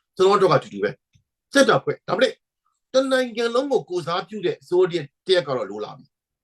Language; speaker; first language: Burmese; non-native, local second language; Hakha Chin